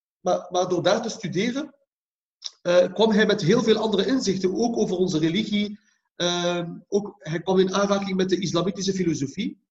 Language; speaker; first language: Dutch; early bilingual, other home language; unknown